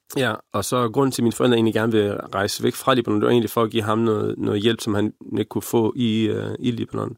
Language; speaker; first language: Danish; early bilingual, other home language; Arabic